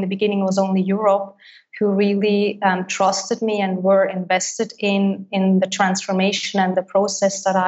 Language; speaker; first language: English; non-native, fluent; Swiss German